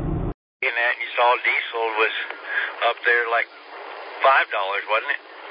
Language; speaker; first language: English; native; English